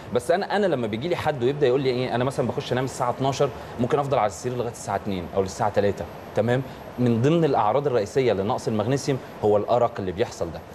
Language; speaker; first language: Egyptian Arabic; native; Egyptian Arabic